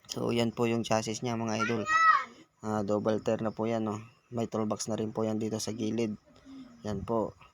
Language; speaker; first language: Filipino; non-native, local second language; Pangasinan